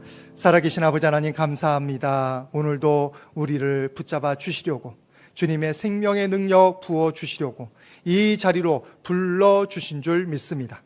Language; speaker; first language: Korean; native; Korean